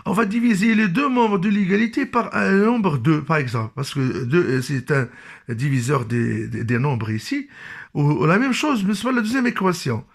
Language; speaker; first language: French; non-native, local second language; Arabic